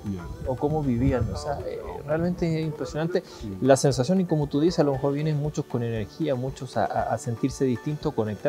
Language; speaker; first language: Spanish; native; Spanish